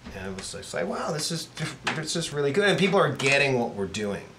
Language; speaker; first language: English; native; English